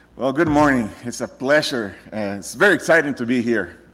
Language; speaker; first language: English; non-native, fluent; Spanish